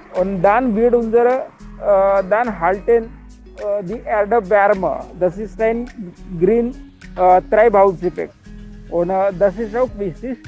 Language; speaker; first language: German; non-native, learner; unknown